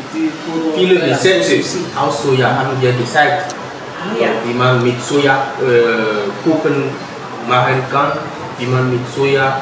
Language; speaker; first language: German; non-native, fluent; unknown